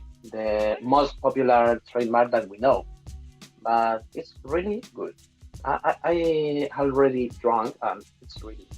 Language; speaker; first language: English; non-native, fluent; Spanish